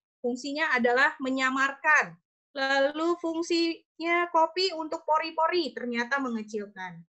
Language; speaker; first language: Indonesian; native; Indonesian